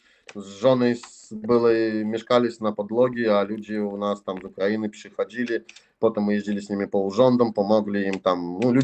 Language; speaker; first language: Polish; non-native, learner; Russian